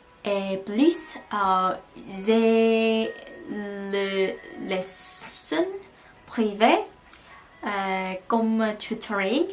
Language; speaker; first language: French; non-native, learner; Korean